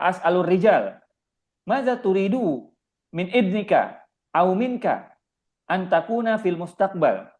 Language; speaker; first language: Arabic; non-native, fluent; Indonesian